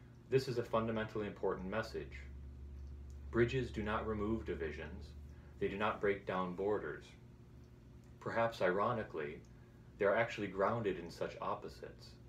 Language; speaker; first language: English; native; English